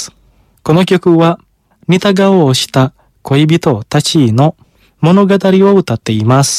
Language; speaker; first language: Japanese; non-native, fluent; Indonesian